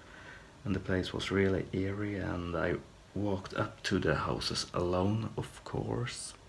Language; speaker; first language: English; non-native, fluent; Swedish